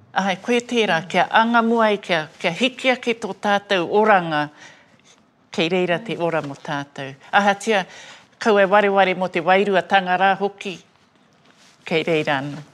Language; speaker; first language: Māori; native; Māori